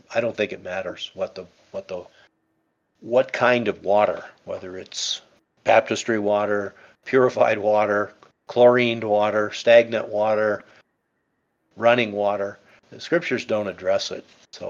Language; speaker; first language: English; native; English